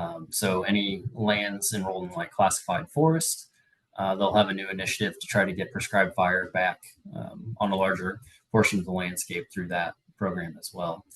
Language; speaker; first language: English; native; English